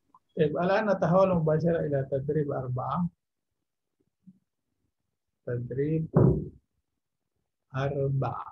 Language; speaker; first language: Arabic; non-native, fluent; Indonesian